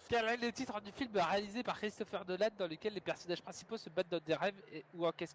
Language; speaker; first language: French; native; French